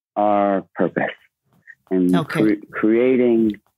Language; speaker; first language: English; native; English